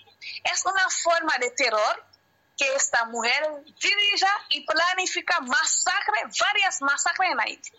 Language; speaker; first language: Spanish; non-native, learner; Haitian Creole